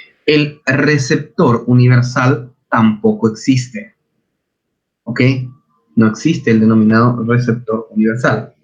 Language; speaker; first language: Spanish; native; Spanish